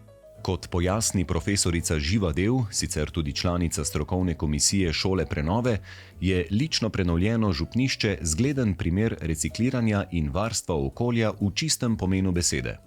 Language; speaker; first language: Slovenian; native; Slovenian